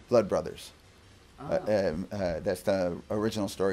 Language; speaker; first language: English; early bilingual, other home language; Spanish